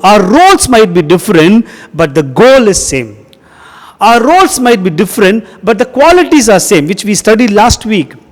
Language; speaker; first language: English; non-native, local second language; Tamil